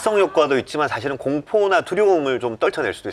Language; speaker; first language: Korean; native; Korean